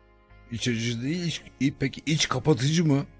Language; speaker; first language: Turkish; native; Turkish